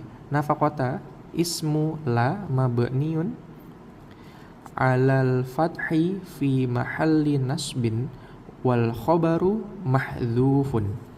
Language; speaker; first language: Arabic; non-native, learner; Indonesian